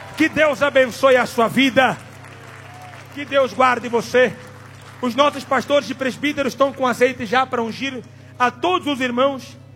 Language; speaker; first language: Portuguese; non-native, local second language; Tsonga